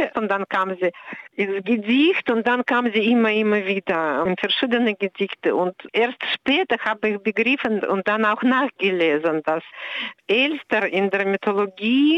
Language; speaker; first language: German; non-native, fluent; Russian